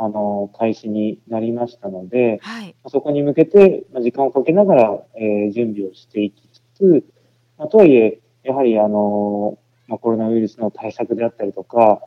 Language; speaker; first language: Japanese; native; Japanese